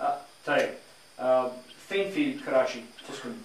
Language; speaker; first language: Arabic; non-native, fluent; English